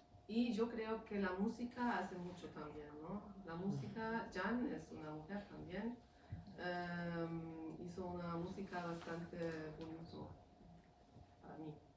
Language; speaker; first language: Spanish; non-native, fluent; German